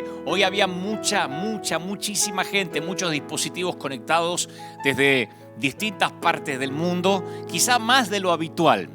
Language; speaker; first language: Spanish; native; Spanish